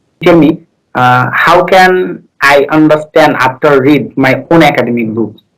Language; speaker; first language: English; non-native, learner; Bangla